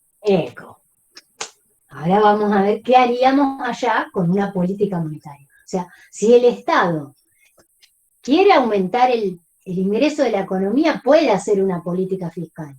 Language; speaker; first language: Spanish; native; Spanish